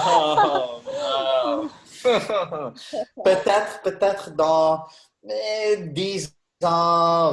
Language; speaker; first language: French; non-native, learner; Arabic